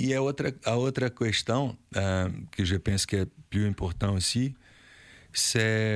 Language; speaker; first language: French; non-native, learner; Portuguese